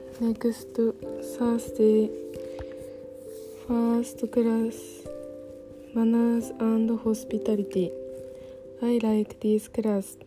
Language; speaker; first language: English; non-native, learner; Japanese